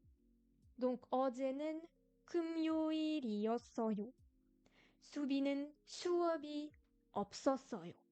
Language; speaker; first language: Korean; non-native, fluent; French